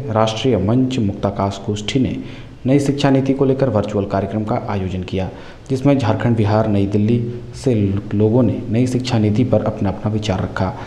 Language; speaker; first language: Hindi; native; Hindi